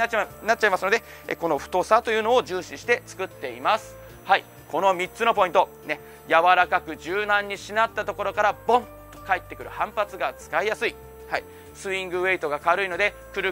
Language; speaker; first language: Japanese; native; Japanese